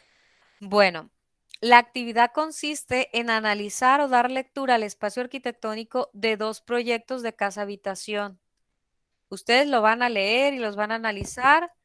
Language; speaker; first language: Spanish; native; Spanish